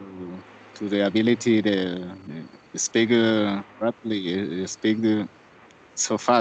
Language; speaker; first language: English; non-native, learner; Spanish